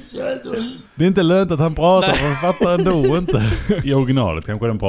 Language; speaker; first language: Swedish; native; Swedish